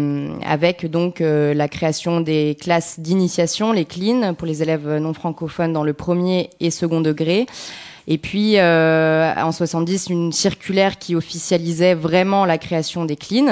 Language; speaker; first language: French; native; French